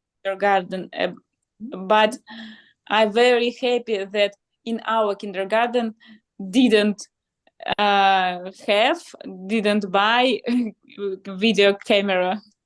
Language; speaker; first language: English; non-native, learner; Russian